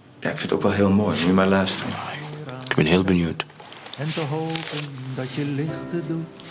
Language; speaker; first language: Dutch; non-native, learner; Arabic